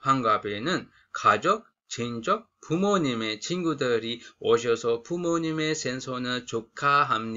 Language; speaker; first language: Korean; non-native, fluent; Sinhala